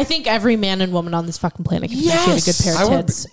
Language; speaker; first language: English; native; English